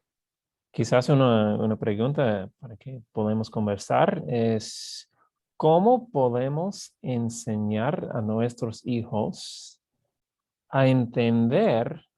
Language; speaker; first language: Spanish; non-native, fluent; English